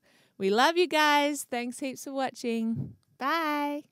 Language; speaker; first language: English; native; English